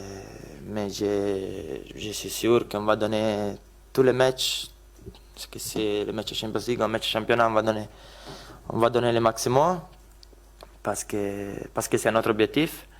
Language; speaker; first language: French; non-native, learner; Italian